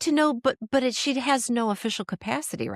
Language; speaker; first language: English; native; English